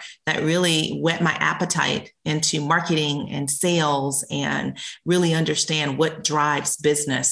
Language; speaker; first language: English; native; English